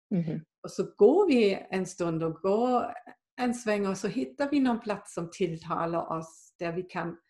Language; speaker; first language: Swedish; non-native, fluent; German